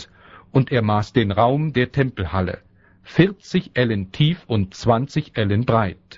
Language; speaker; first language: German; native; German